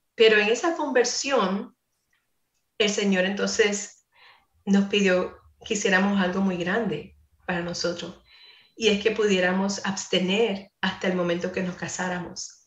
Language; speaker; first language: Spanish; non-native, fluent; English